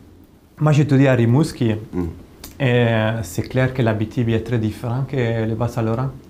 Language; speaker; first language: French; non-native, fluent; Italian